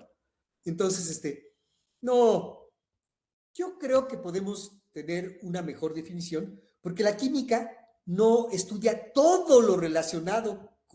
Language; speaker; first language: Spanish; native; Spanish